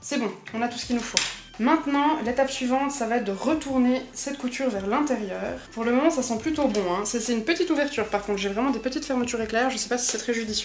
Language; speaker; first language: French; native; French